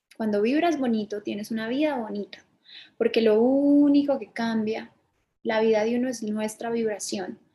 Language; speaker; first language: Spanish; early bilingual, other home language; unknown